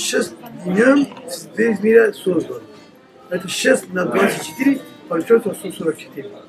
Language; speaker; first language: Russian; non-native, learner; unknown